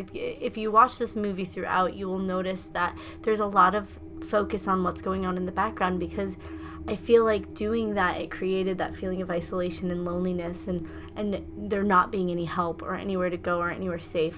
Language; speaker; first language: English; native; English